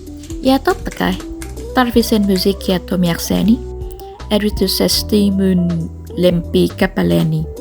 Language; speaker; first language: Finnish; non-native, learner; Vietnamese